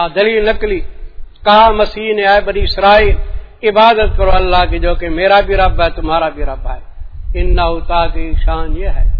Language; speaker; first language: Urdu; non-native, local second language; Saraiki